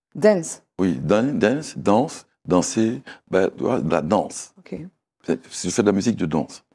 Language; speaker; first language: French; native; French